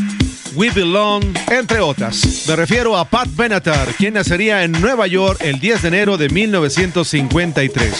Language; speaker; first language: Spanish; native; Spanish